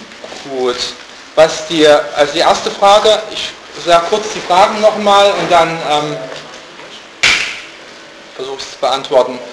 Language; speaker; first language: German; native; German